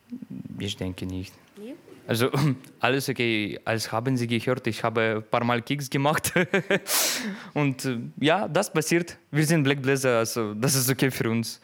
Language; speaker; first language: German; non-native, learner; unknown